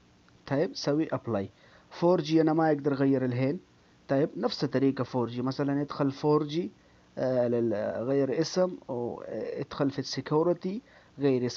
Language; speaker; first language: Arabic; non-native, learner; Urdu